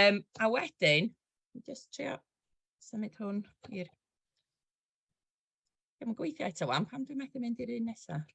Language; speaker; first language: Welsh; native; Welsh